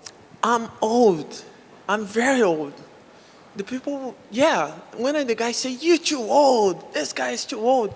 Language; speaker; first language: English; non-native, local second language; Portuguese